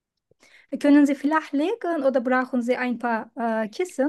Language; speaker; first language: German; non-native, learner; Turkish